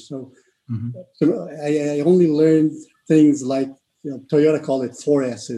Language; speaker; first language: English; non-native, fluent; Portuguese